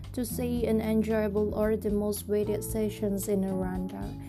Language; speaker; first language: English; non-native, learner; Indonesian